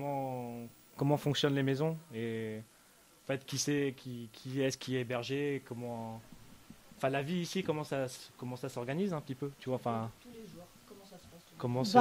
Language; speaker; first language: French; native; French